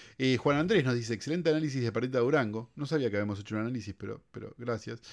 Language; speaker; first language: Spanish; native; Spanish